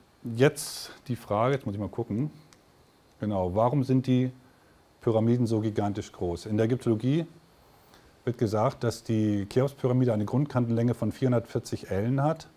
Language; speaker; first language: German; native; German